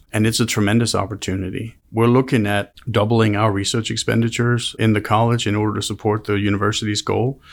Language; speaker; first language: English; non-native, fluent; Danish